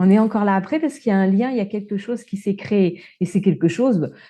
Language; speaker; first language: French; native; French